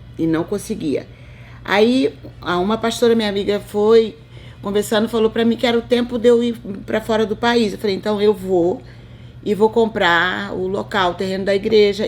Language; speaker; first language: Portuguese; native; Portuguese